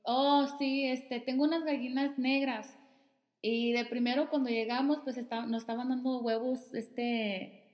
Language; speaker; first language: Spanish; early bilingual, heritage; Spanish